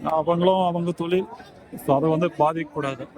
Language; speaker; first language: Tamil; native; Tamil